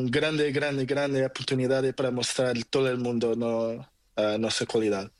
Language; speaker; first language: Spanish; non-native, learner; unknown